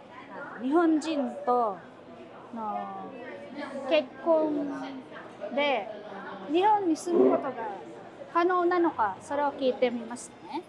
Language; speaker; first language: Japanese; non-native, fluent; Filipino